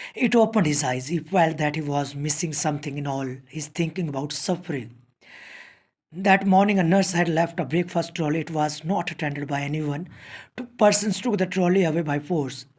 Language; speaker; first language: English; non-native, local second language; Punjabi